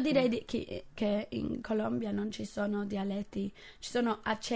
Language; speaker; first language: Italian; non-native, fluent; English